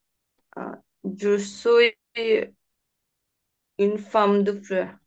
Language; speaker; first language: French; non-native, learner; Bangla